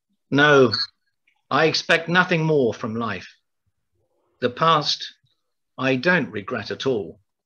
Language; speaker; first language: English; native; English